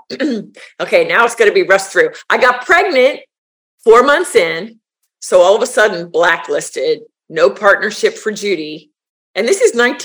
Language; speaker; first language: English; native; English